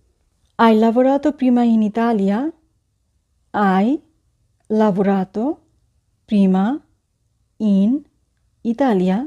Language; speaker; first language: Italian; non-native, fluent; Bangla